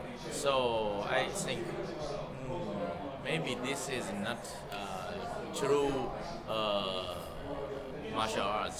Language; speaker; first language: English; non-native, learner; Japanese